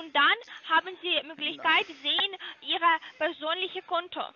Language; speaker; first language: German; non-native, learner; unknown